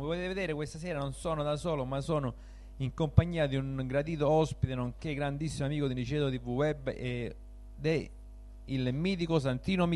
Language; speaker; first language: Italian; native; Italian